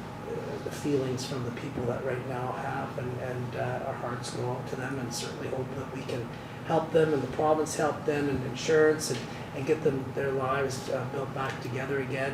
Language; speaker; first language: English; native; English